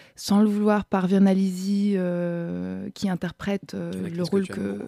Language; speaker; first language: French; non-native, fluent; German